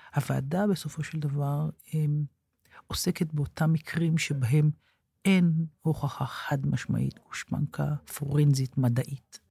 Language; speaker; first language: Hebrew; native; Hebrew